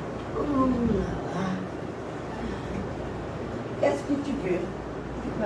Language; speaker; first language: French; non-native, learner; Portuguese